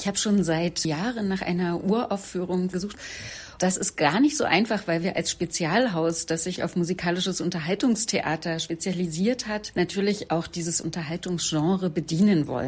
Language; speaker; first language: German; native; German